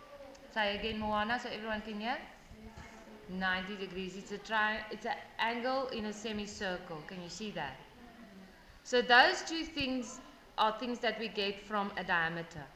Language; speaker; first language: English; non-native, local second language; Afrikaans